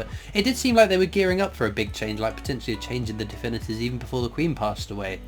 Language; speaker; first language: English; native; English